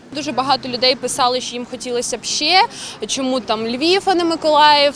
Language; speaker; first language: Ukrainian; native; Ukrainian